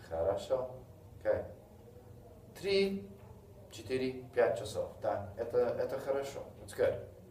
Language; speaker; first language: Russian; non-native, fluent; English